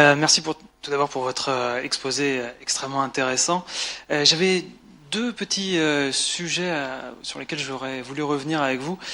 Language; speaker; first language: French; native; French